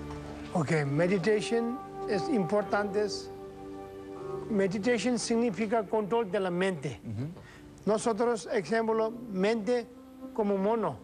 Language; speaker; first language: Spanish; non-native, learner; Tibetan